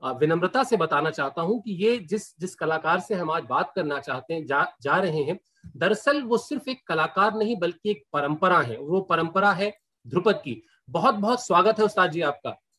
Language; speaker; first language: Hindi; native; Hindi